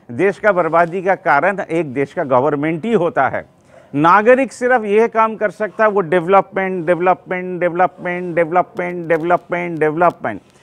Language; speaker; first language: Hindi; non-native, local second language; Bangla